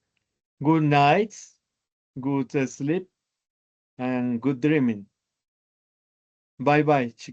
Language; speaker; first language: English; non-native, learner; Spanish